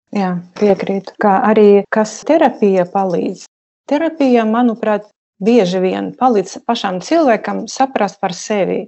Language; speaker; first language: Latvian; non-native, local second language; Russian